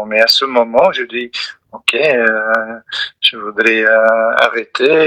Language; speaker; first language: French; non-native, local second language; Dutch